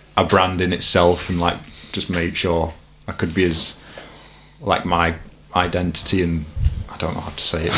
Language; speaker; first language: English; native; English